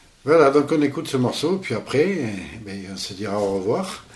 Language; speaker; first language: French; native; French